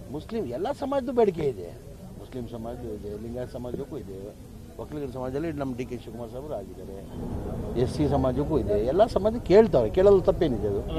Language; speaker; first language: Kannada; non-native, local second language; Urdu